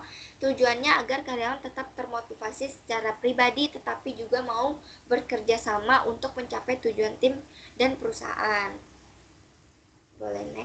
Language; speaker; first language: Indonesian; native; Indonesian